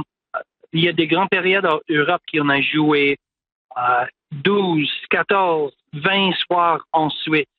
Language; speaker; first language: French; non-native, local second language; English